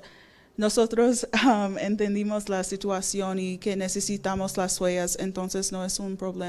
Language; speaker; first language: Spanish; non-native, fluent; English